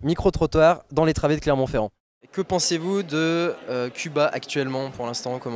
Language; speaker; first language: French; native; French